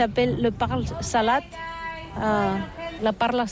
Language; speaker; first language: French; non-native, learner; Catalan